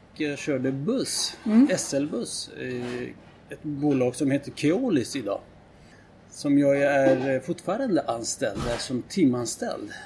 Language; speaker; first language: Swedish; non-native, fluent; Kurdish